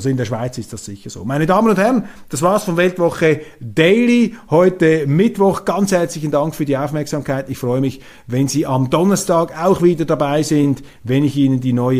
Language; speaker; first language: German; native; German